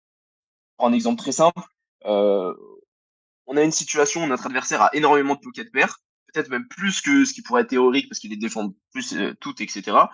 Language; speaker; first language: French; native; French